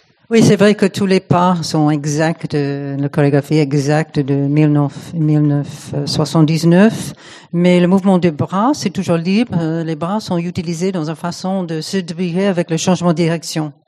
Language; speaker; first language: French; non-native, fluent; English